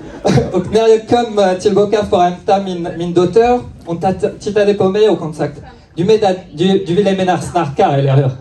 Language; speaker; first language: Swedish; non-native, learner; French